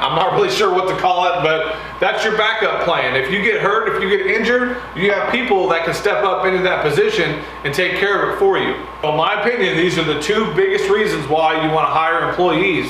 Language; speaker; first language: English; native; English